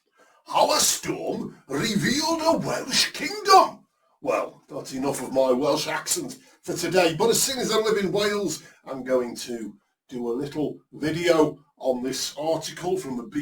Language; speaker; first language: English; native; English